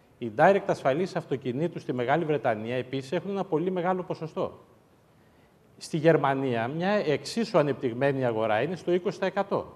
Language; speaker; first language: Greek; native; Greek